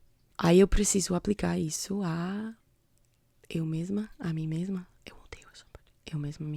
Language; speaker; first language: Portuguese; non-native, fluent; English